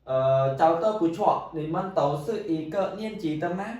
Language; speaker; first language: Chinese; non-native, fluent; Khmer